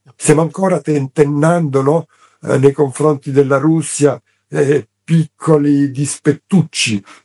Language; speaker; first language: Italian; native; Italian